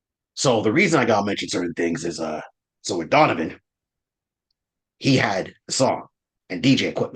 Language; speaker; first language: English; native; English